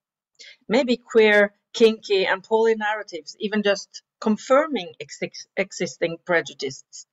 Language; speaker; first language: English; non-native, fluent; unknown